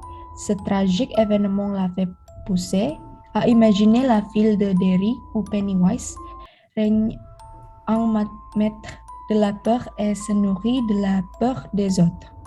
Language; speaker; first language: French; non-native, learner; Indonesian